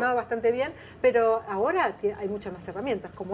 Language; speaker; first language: Spanish; native; Spanish